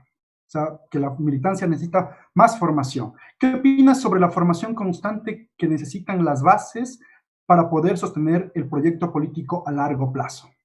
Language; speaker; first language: Spanish; native; Spanish